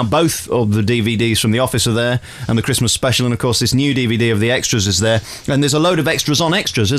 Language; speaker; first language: English; native; English